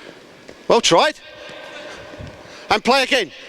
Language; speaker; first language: English; native; English